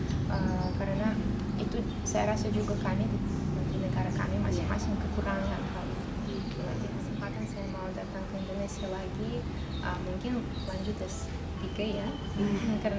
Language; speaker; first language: Indonesian; non-native, fluent; Russian